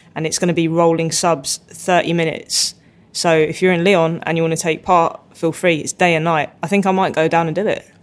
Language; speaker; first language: English; native; English